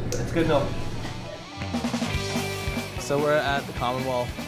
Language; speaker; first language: English; native; English